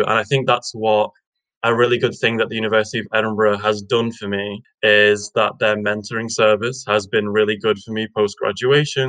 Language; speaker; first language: English; native; English